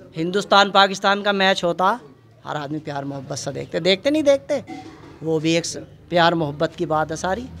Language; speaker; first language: Hindi; native; Hindi